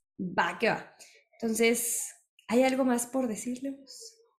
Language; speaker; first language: Spanish; native; Spanish